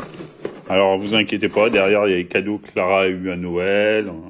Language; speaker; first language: French; native; French